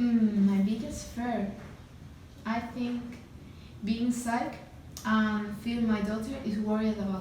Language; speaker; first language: English; non-native, learner; Spanish